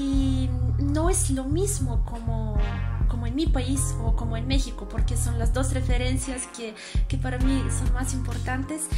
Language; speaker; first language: Spanish; non-native, fluent; Bulgarian